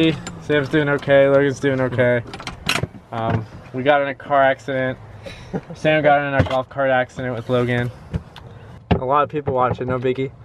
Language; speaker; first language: English; native; English